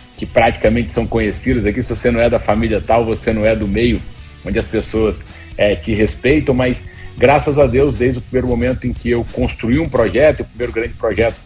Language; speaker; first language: Portuguese; native; Portuguese